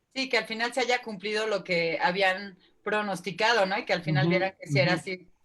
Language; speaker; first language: Spanish; native; Spanish